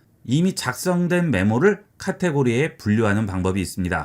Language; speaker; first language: Korean; native; Korean